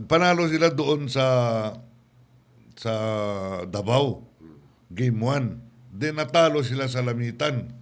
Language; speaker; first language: Filipino; non-native, local second language; Chavacano